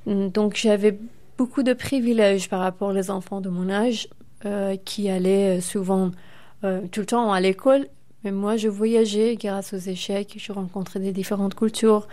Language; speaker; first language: French; non-native, fluent; Persian